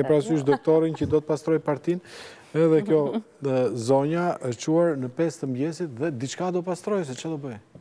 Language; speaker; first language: Albanian; native; Albanian